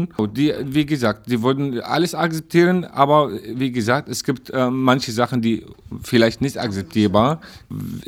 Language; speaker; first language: German; non-native, learner; Arabic